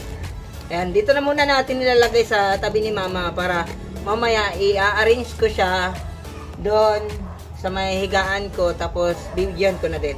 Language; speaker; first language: Filipino; native; Filipino